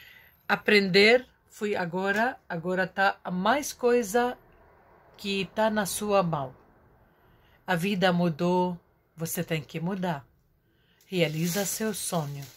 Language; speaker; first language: Portuguese; non-native, fluent; Arabic